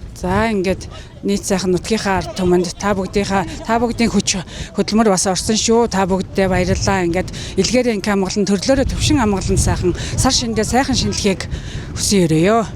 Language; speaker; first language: Mongolian; native; Mongolian